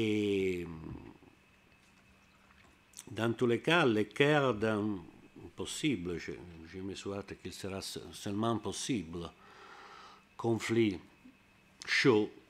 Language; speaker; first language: French; non-native, learner; Italian